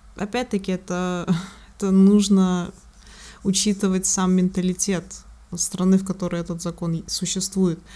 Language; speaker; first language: Russian; native; Russian